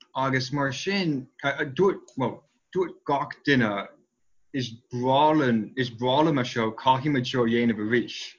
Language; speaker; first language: Irish; non-native, fluent; English